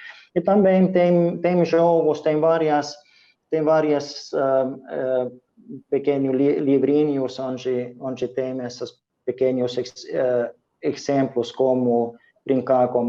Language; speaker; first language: Portuguese; non-native, fluent; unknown